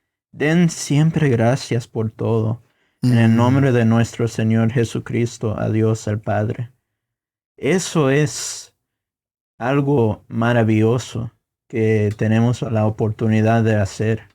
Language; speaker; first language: Spanish; non-native, fluent; English